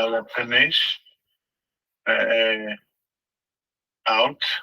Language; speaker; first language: French; non-native, learner; English